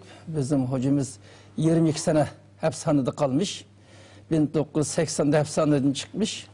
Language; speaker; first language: Turkish; non-native, learner; Uyghur